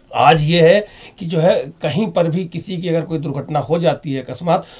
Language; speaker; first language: Hindi; native; Hindi